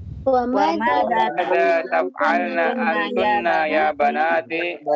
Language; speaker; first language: Arabic; non-native, learner; Indonesian